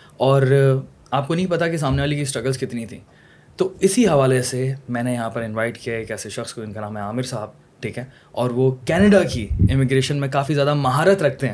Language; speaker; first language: Urdu; native; Urdu